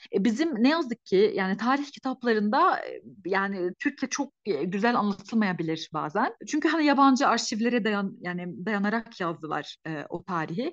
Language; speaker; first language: Turkish; non-native, fluent; Arabic